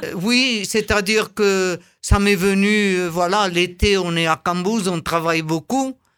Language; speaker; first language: French; non-native, local second language; Occitan